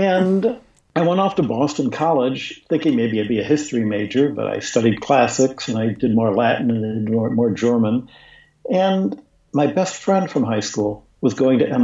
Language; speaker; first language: English; native; English